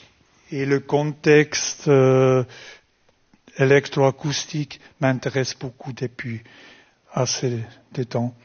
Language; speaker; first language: French; non-native, fluent; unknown